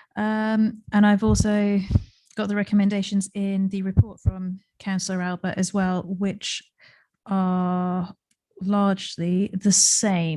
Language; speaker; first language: English; native; English